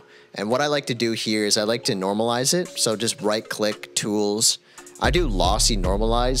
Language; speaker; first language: English; native; English